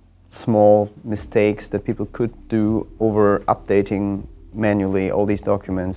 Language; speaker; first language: English; non-native, fluent; German